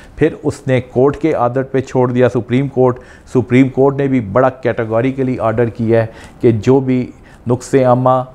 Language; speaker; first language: Urdu; non-native, local second language; Punjabi